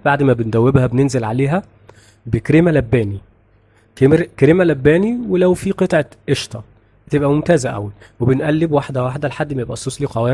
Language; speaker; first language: Arabic; native; Arabic